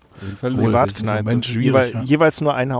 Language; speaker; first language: German; native; German